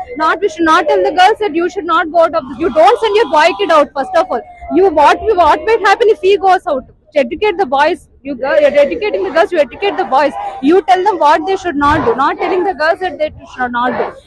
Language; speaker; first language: English; non-native, local second language; Telugu